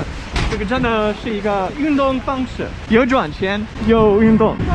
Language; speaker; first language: Chinese; non-native, fluent; English